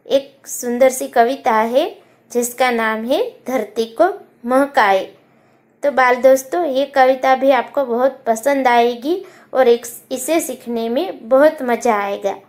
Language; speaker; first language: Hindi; non-native, local second language; Gujarati